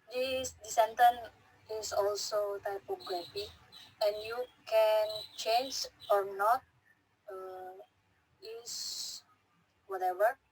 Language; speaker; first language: English; non-native, learner; Indonesian